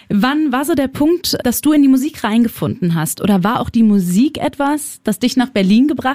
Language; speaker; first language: German; native; German